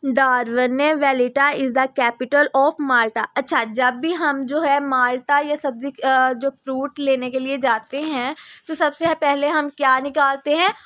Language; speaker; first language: Urdu; native; Urdu